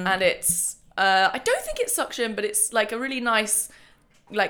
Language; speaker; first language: English; native; English